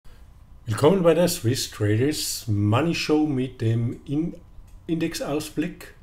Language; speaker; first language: German; native; German